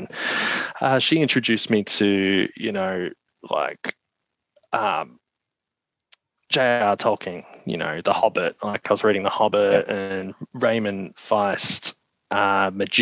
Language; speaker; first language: English; native; English